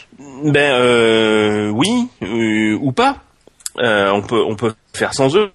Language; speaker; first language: French; native; French